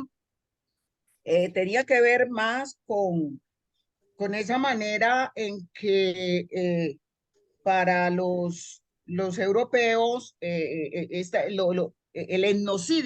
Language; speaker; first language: Spanish; native; Spanish